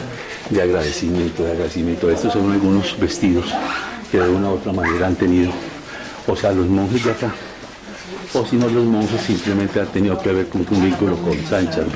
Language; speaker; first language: Spanish; native; Spanish